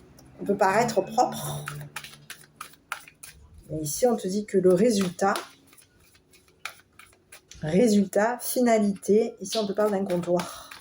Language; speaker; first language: French; native; French